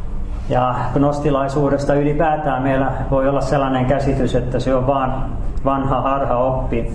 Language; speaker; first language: Finnish; native; Finnish